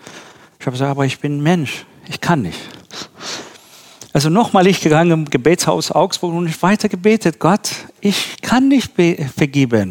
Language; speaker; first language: German; non-native, learner; Persian